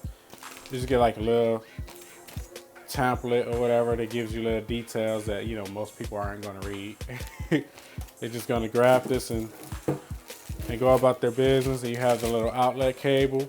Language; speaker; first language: English; native; English